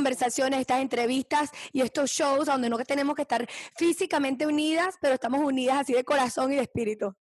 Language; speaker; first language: Spanish; early bilingual, heritage; Spanish